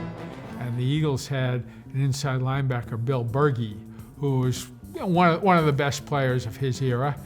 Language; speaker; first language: English; native; English